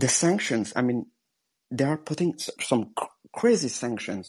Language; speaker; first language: English; non-native, fluent; French